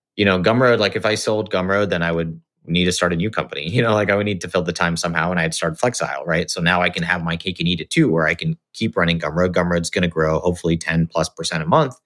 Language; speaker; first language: English; native; English